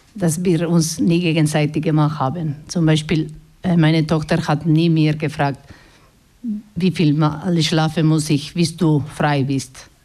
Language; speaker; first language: German; non-native, learner; Basque